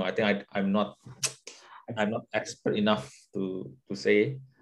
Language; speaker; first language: English; non-native, fluent; Indonesian